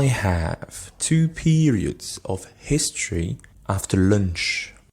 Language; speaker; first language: English; non-native, fluent; French